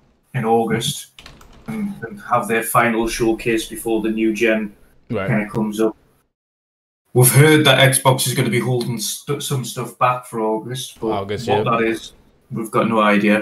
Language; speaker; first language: English; native; English